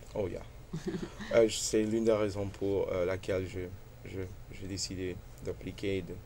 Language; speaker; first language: French; non-native, local second language; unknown